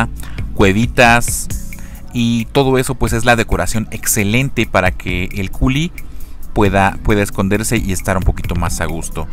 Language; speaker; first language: Spanish; native; Spanish